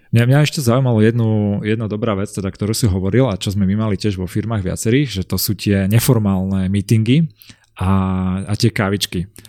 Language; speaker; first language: Slovak; native; Slovak